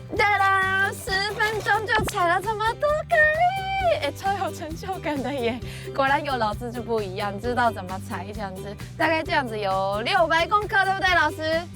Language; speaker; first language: Chinese; non-native, fluent; Japanese